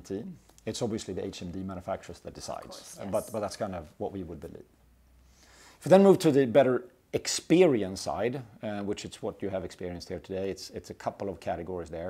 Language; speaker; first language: English; non-native, fluent; Swedish